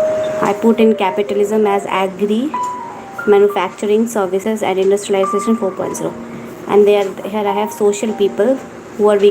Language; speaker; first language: English; non-native, local second language; Hindi